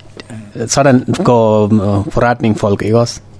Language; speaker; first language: Danish; non-native, learner; Tamil